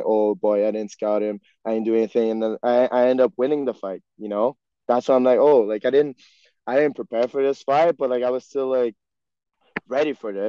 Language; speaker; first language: English; non-native, fluent; French